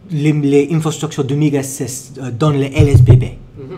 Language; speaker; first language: French; non-native, learner; English